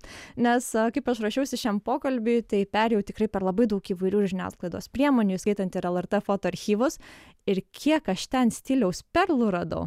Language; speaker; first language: Lithuanian; native; Lithuanian